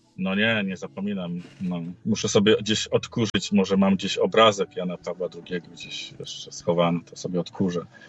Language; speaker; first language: Polish; native; Polish